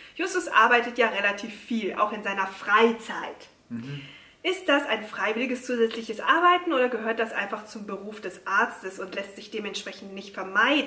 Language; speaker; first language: German; native; German